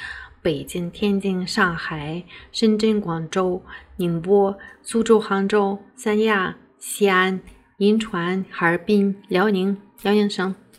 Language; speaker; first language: Chinese; non-native, fluent; Russian